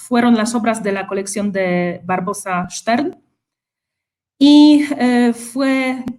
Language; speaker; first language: Spanish; non-native, fluent; Polish